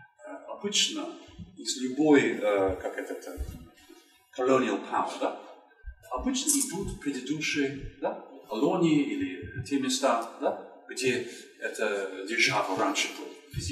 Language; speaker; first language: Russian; non-native, fluent; English